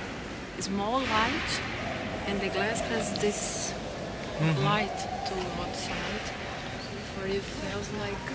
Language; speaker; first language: English; non-native, learner; Portuguese